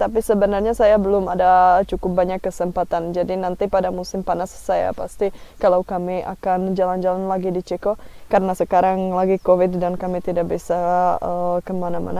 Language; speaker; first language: Indonesian; non-native, fluent; Czech